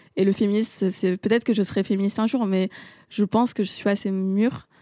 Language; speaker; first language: French; non-native, local second language; Arabic